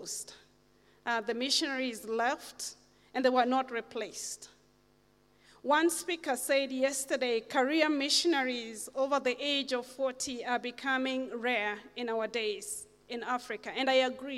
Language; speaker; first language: English; non-native, local second language; Kamba